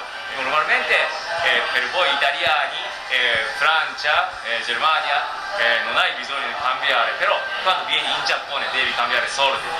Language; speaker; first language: Italian; non-native, learner; Japanese